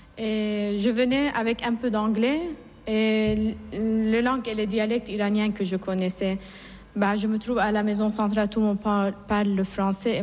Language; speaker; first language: French; non-native, fluent; Persian